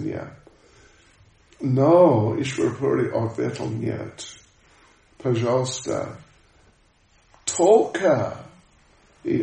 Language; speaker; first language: Russian; non-native, learner; English